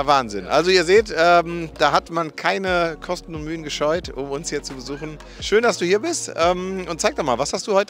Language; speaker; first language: German; native; German